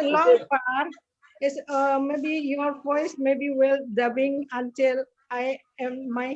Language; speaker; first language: English; non-native, learner; Indonesian